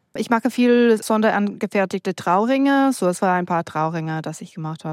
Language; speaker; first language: German; non-native, fluent; English